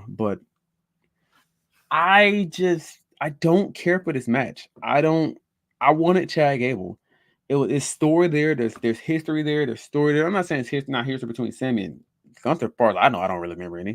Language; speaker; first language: English; native; English